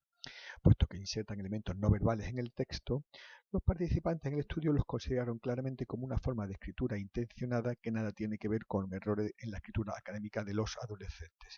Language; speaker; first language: Spanish; native; Spanish